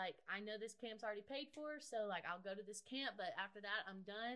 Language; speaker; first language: English; native; English